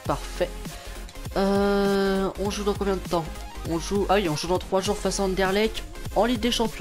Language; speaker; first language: French; native; French